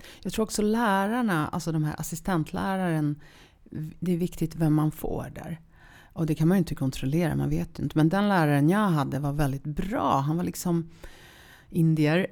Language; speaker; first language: Swedish; early bilingual, other home language; Polish